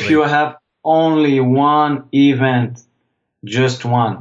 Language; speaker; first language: English; non-native, fluent; French